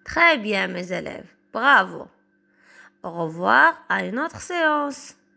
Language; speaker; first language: French; non-native, local second language; Arabic